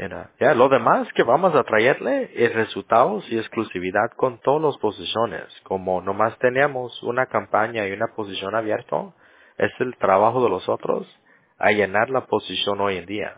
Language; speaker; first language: Spanish; early bilingual, heritage; English